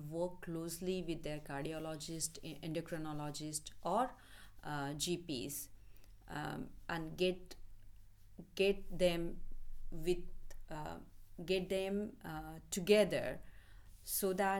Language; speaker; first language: English; non-native, local second language; Marathi